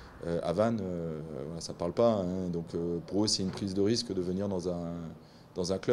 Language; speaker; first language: French; native; French